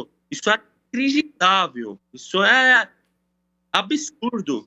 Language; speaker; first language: Portuguese; non-native, learner; Arabic